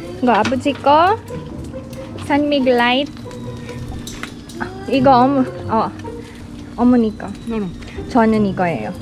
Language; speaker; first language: Korean; non-native, local second language; Filipino